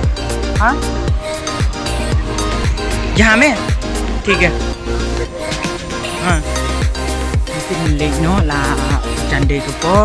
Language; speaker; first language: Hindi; non-native, local second language; Khasi